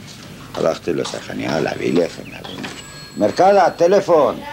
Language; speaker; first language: Hebrew; non-native, fluent; Ladino